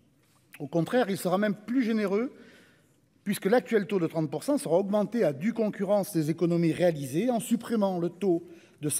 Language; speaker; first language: French; native; French